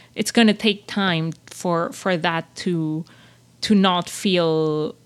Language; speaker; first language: English; non-native, fluent; Spanish